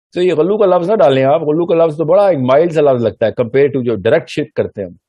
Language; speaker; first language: Urdu; early bilingual, heritage; Urdu